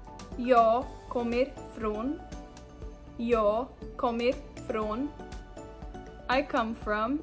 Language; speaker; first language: Swedish; non-native, learner; English